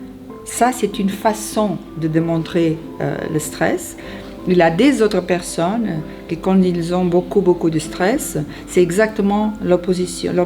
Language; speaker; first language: French; non-native, fluent; Portuguese